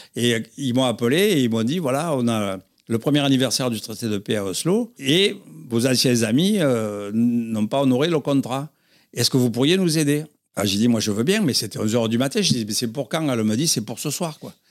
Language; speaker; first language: French; native; French